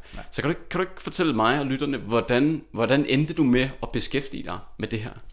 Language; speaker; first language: Danish; native; Danish